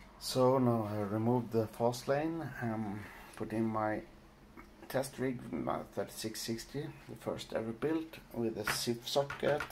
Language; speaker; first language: English; non-native, fluent; Swedish